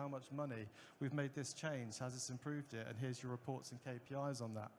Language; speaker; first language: English; native; English